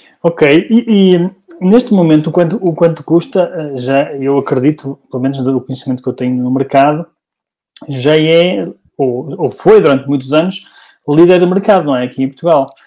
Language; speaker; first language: Portuguese; native; Portuguese